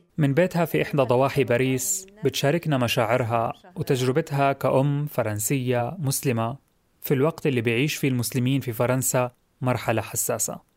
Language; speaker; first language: Arabic; native; Arabic